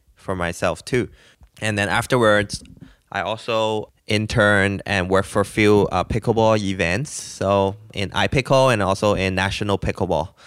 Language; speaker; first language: English; non-native, local second language; Cantonese